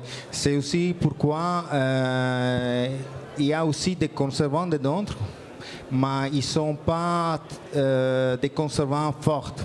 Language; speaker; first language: French; non-native, learner; Italian